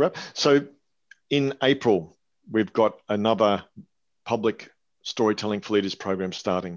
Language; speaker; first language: English; native; English